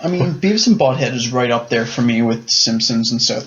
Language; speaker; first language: English; native; English